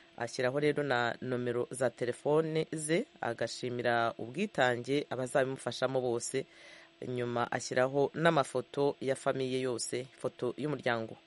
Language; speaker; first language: Kinyarwanda; native; Kinyarwanda